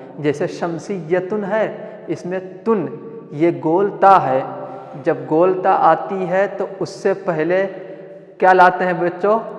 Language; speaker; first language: Urdu; non-native, local second language; Malayalam